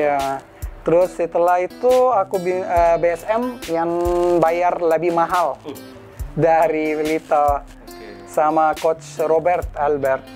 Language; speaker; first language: Indonesian; non-native, fluent; Arabic